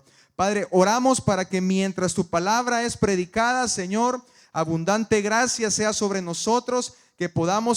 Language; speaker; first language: Spanish; native; Spanish